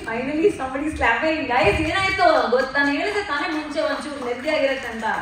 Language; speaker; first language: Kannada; non-native, fluent; Hindi